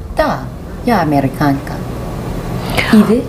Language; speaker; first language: Russian; non-native, learner; English